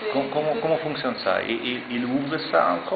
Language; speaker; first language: French; non-native, learner; German